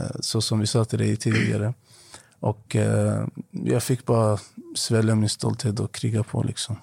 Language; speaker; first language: Swedish; non-native, fluent; Arabic